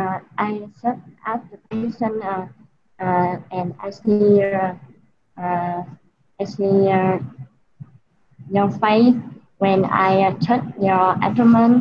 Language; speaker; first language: English; non-native, learner; Vietnamese